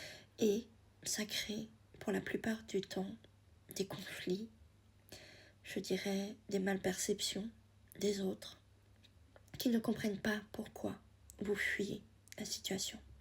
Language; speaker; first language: French; native; French